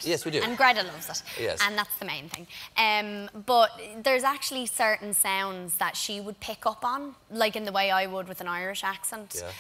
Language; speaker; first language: English; native; English